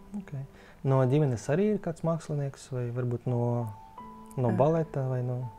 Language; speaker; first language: Latvian; non-native, local second language; Russian